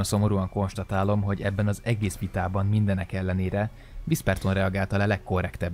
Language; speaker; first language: Hungarian; native; Hungarian